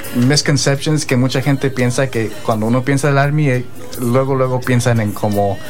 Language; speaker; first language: Spanish; early bilingual, heritage; Spanish